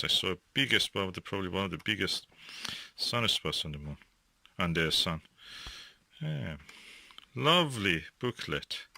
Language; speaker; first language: English; non-native, fluent; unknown